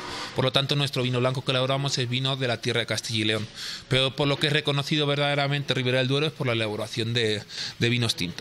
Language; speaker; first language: Spanish; native; Spanish